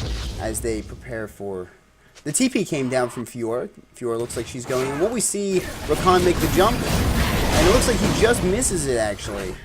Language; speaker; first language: English; native; English